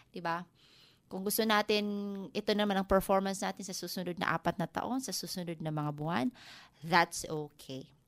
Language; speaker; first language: Filipino; non-native, local second language; Waray